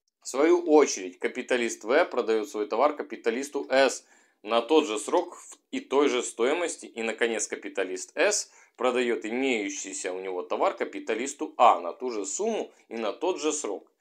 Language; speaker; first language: Russian; native; Russian